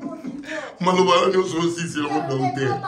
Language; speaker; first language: French; non-native, local second language; Lingala